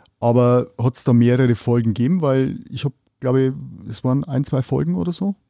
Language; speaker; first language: German; native; German